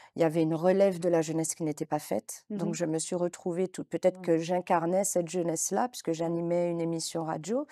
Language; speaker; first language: French; native; French